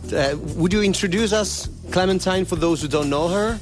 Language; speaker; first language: English; non-native, fluent; Italian